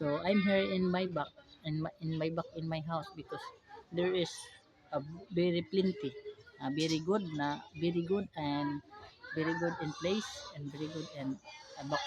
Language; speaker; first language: English; non-native, learner; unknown